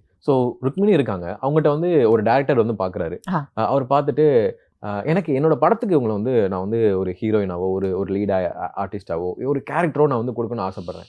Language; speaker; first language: Tamil; native; Tamil